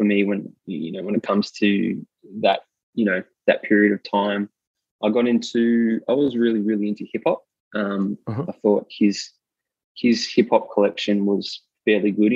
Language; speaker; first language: English; native; English